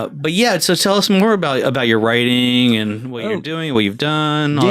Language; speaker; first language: English; native; English